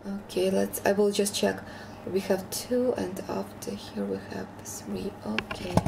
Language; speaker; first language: English; non-native, fluent; Ukrainian